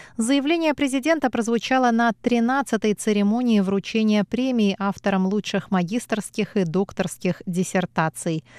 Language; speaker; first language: Russian; non-native, fluent; Chinese